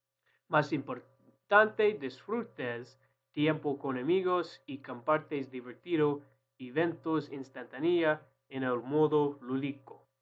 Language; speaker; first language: Spanish; non-native, learner; English